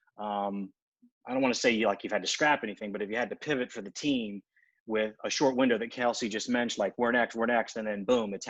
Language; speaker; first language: English; native; English